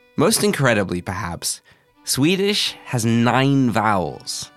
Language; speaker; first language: English; native; English